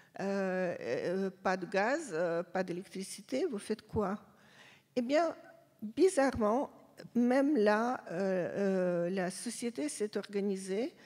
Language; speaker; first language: French; non-native, fluent; Russian